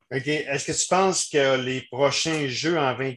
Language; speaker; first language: French; native; French